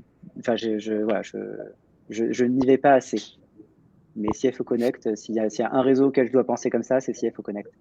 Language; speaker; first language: French; native; French